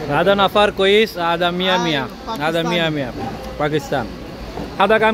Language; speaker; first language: Arabic; non-native, learner; Bangla